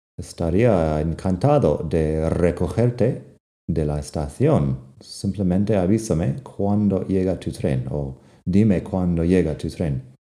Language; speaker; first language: Spanish; non-native, fluent; English